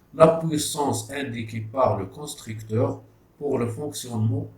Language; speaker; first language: French; non-native, local second language; Arabic